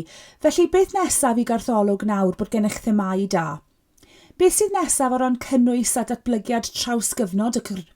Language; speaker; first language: Welsh; native; Welsh